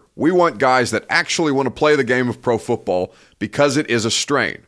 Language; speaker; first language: English; native; English